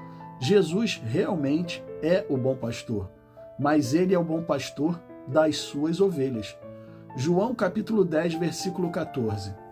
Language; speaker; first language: Portuguese; native; Portuguese